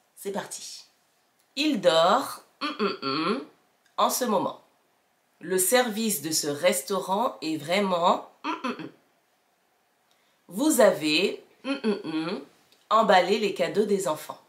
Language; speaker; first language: French; native; French